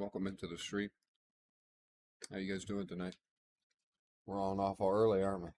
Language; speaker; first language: English; native; English